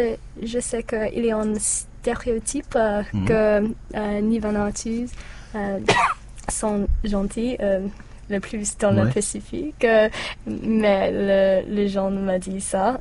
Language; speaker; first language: French; non-native, learner; English